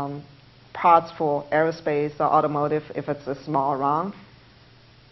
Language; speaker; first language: English; non-native, fluent; Chinese